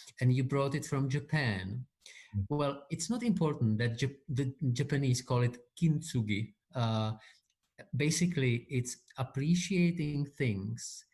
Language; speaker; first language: English; non-native, fluent; Czech